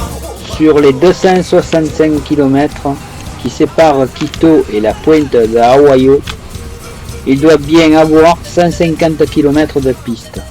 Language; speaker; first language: French; native; French